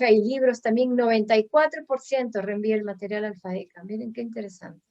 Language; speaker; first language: Spanish; native; Spanish